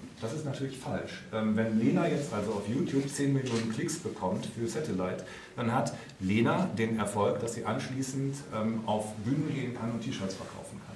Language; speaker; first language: German; native; German